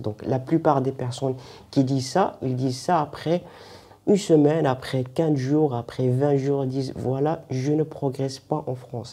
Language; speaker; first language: French; non-native, fluent; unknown